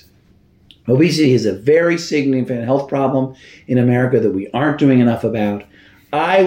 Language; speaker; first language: English; native; English